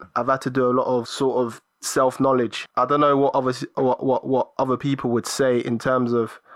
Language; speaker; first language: English; early bilingual, other home language; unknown